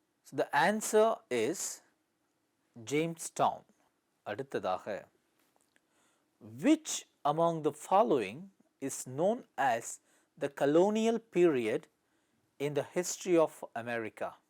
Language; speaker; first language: English; non-native, local second language; Tamil